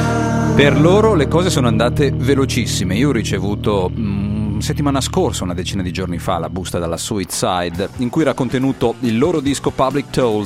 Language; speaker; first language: Italian; native; Italian